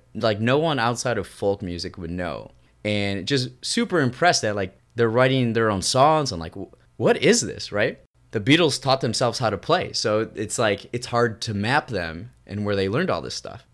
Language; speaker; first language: English; native; English